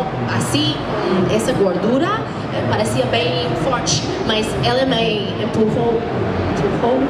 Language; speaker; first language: Portuguese; non-native, learner; English